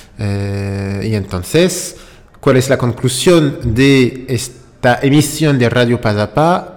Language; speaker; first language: Spanish; non-native, fluent; French